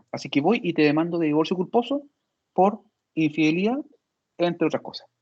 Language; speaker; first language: Spanish; native; Spanish